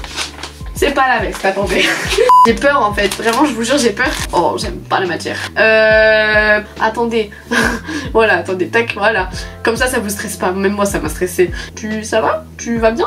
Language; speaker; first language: French; native; French